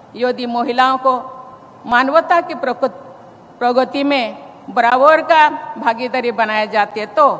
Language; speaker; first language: Hindi; non-native, local second language; Santali